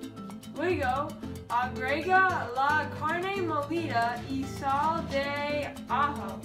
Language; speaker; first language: Spanish; non-native, learner; English